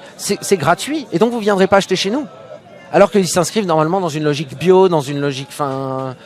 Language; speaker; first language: French; native; French